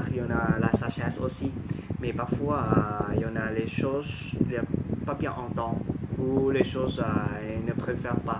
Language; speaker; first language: French; non-native, learner; Thai